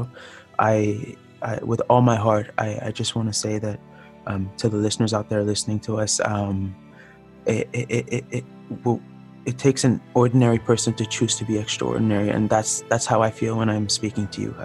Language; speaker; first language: English; native; English